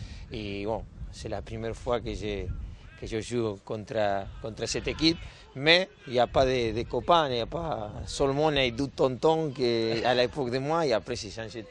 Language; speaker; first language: French; non-native, learner; Spanish